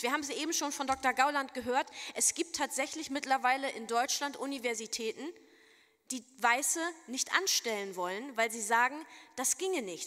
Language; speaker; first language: German; native; German